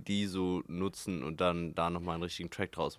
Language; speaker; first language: German; native; German